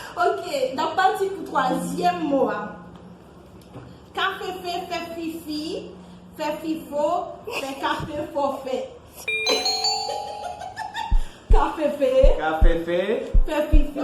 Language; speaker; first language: French; non-native, learner; Haitian Creole